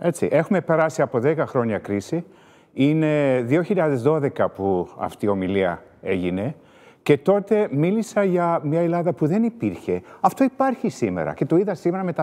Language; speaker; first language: Greek; early bilingual, heritage; Greek